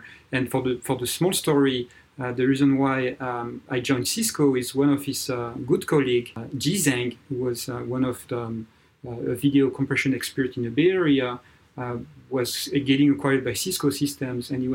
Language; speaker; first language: English; non-native, fluent; French